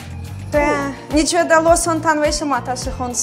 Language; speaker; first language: Chinese; non-native, learner; Ukrainian